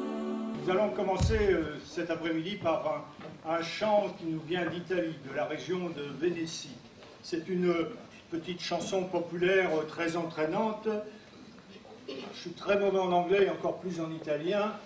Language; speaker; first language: French; native; French